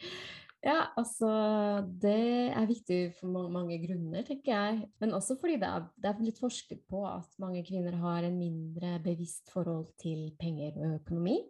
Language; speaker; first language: Norwegian; non-native, fluent; Spanish